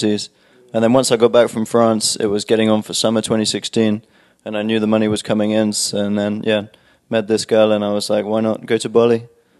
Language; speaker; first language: English; native; English